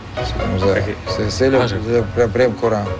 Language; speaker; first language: French; non-native, fluent; Russian